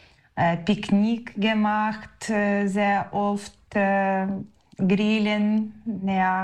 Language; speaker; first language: German; non-native, learner; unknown